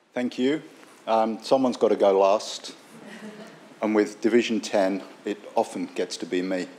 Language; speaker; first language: English; native; English